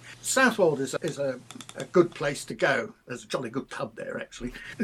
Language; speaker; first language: English; native; English